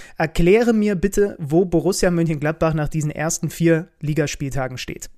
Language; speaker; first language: German; native; German